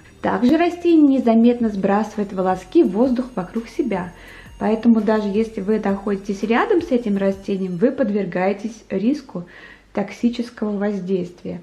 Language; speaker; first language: Russian; native; Russian